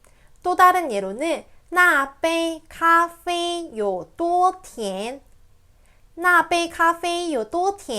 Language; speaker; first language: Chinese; non-native, fluent; Korean